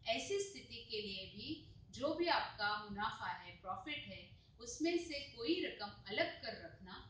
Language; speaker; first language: Hindi; non-native, local second language; Marathi